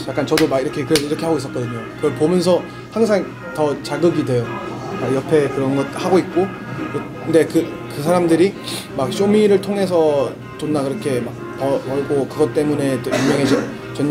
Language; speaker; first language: Korean; early bilingual, heritage; Korean